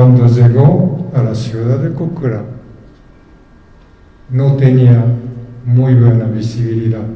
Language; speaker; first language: Spanish; non-native, fluent; Japanese